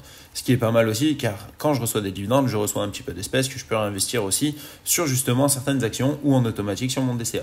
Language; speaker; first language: French; native; French